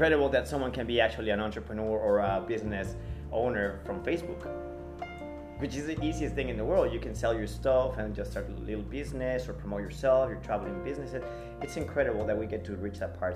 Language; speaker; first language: English; non-native, fluent; Spanish